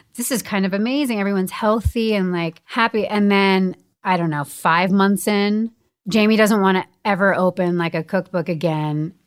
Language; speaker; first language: English; native; English